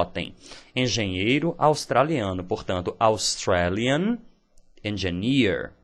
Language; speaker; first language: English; non-native, fluent; Portuguese